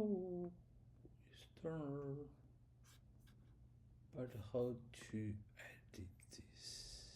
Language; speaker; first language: English; non-native, learner; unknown